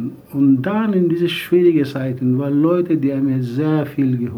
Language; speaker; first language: German; non-native, learner; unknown